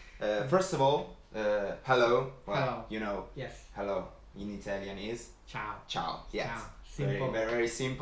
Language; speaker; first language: English; non-native, fluent; Italian